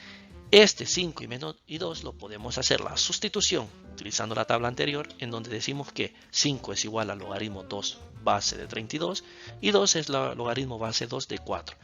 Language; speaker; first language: Spanish; native; Spanish